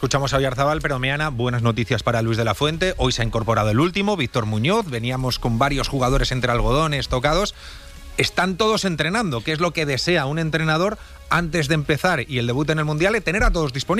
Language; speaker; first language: Spanish; native; Spanish